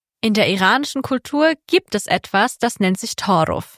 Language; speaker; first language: German; early bilingual, other home language; Persian